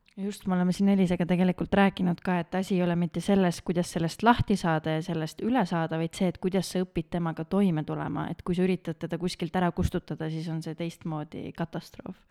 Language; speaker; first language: Estonian; native; Estonian